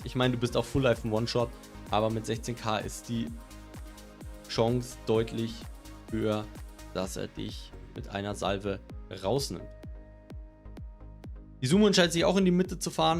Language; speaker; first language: German; native; German